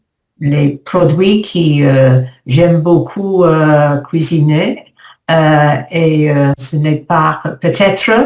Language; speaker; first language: French; non-native, learner; English